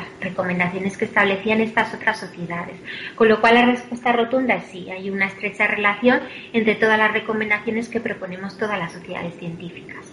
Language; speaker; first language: Spanish; native; Spanish